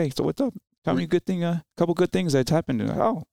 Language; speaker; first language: English; early bilingual, other home language; Spanish